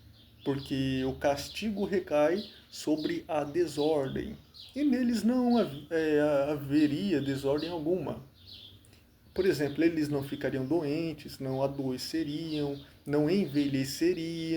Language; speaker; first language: Portuguese; native; Portuguese